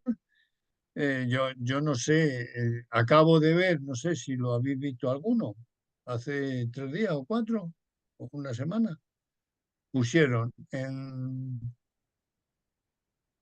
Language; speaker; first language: Spanish; native; Spanish